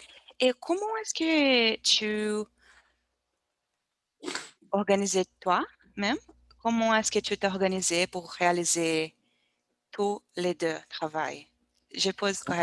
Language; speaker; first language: French; non-native, learner; Portuguese